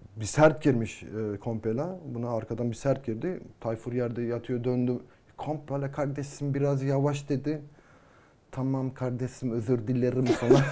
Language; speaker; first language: Turkish; native; Turkish